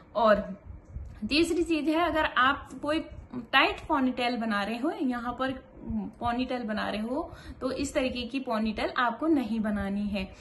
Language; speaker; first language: Hindi; native; Hindi